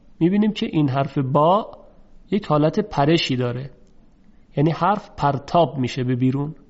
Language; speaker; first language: Persian; native; Persian